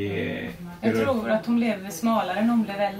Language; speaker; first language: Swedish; native; Swedish